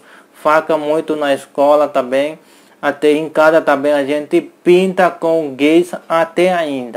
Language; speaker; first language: Portuguese; non-native, learner; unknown